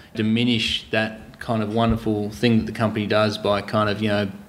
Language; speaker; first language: English; native; English